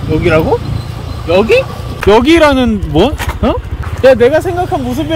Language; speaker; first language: Korean; native; Korean